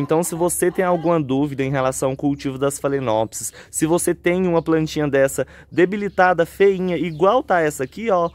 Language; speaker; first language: Portuguese; native; Portuguese